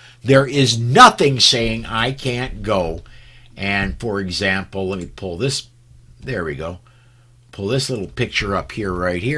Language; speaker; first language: English; native; English